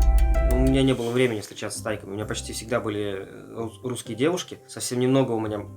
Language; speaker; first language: Russian; native; Russian